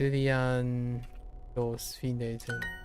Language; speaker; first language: Spanish; non-native, learner; English